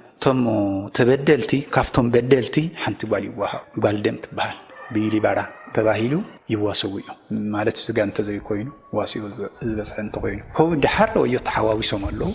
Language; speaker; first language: Tigrinya; non-native, local second language; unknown